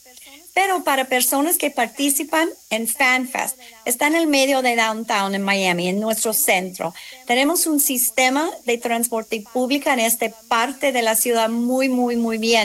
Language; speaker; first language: Spanish; non-native, fluent; English